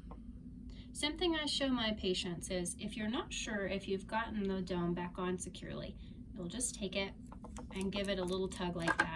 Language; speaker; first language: English; native; English